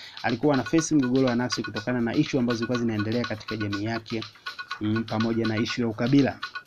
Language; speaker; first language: Swahili; native; Swahili